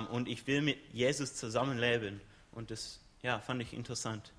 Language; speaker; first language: German; non-native, fluent; English